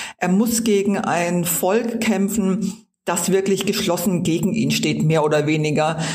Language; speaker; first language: German; native; German